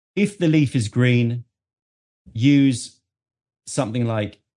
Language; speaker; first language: English; native; English